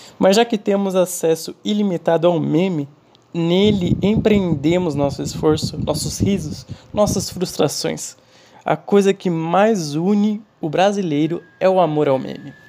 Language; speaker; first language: Portuguese; non-native, fluent; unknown